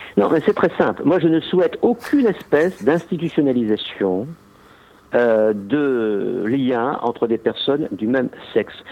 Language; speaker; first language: French; native; French